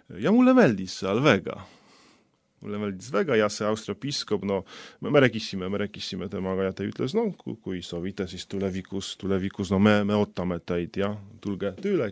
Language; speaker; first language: Estonian; non-native, fluent; Polish